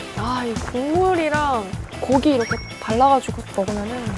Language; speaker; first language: Korean; native; Korean